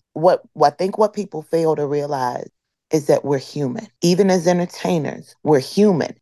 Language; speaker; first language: English; native; English